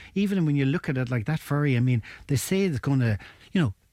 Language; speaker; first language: English; native; English